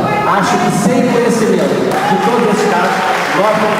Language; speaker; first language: Portuguese; native; Portuguese